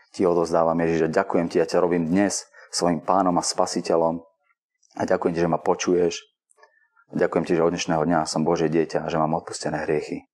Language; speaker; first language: Slovak; native; Slovak